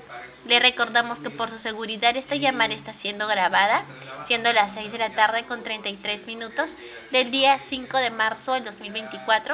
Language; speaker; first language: Spanish; native; Spanish